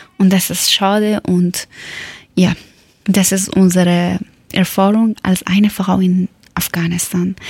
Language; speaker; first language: German; non-native, learner; Persian